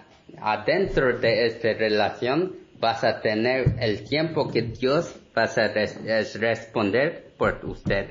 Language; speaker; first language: Spanish; non-native, learner; Korean